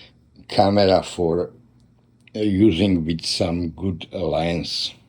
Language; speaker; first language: English; non-native, learner; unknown